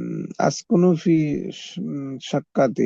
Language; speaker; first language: Arabic; non-native, learner; Bangla